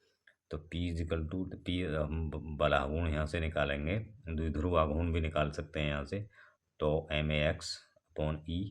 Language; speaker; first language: Hindi; native; Hindi